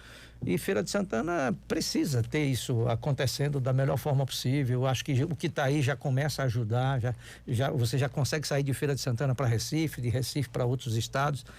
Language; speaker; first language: Portuguese; native; Portuguese